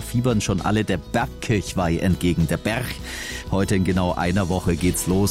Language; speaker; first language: German; native; German